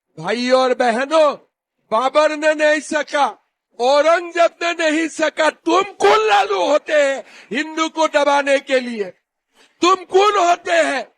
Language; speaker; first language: Hindi; non-native, local second language; Assamese